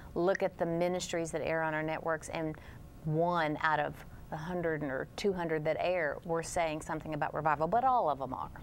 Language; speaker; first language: English; native; English